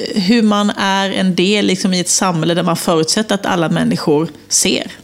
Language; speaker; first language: Swedish; native; Swedish